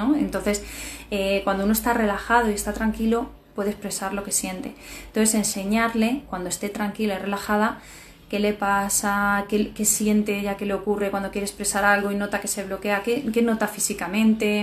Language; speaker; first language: Spanish; native; Spanish